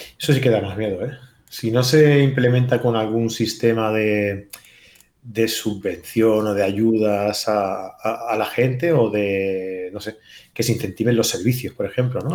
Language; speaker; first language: Spanish; native; Spanish